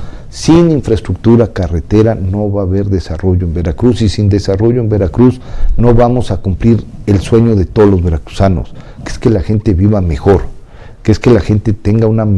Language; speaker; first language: Spanish; native; Spanish